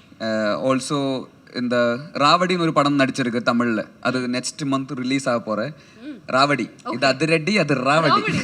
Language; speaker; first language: Tamil; non-native, learner; Malayalam